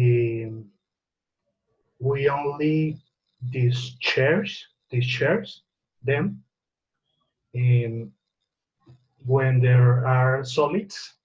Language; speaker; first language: English; non-native, learner; Spanish